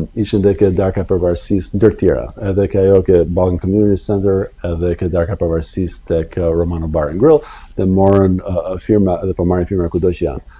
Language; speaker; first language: Albanian; early bilingual, other home language; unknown